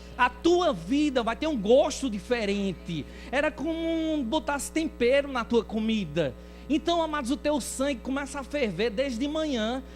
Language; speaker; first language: Portuguese; native; Portuguese